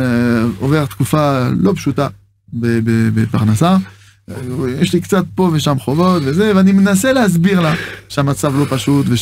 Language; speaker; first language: Hebrew; non-native, fluent; French